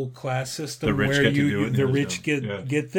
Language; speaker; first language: English; native; English